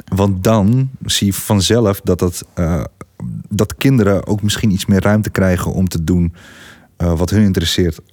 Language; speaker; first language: Dutch; early bilingual, other home language; Greek